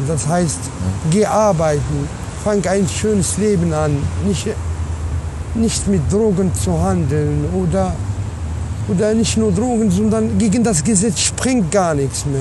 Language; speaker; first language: German; non-native, learner; Arabic